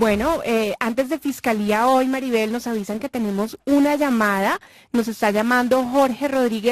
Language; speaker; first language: Spanish; native; Spanish